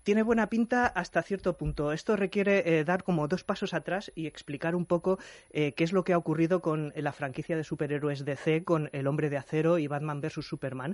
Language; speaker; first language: Spanish; native; Spanish